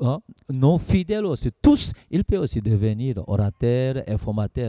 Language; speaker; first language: French; non-native, learner; Korean